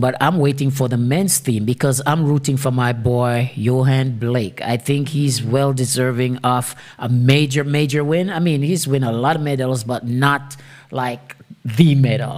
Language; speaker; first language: English; non-native, local second language; Jamaican Creole English